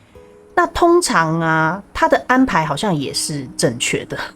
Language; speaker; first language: Chinese; native; Chinese